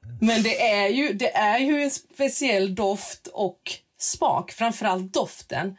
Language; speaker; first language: Swedish; early bilingual, other home language; Russian